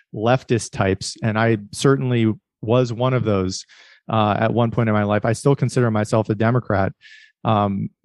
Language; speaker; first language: English; native; English